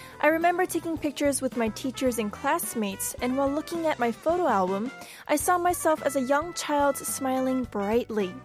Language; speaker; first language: English; non-native, fluent; Korean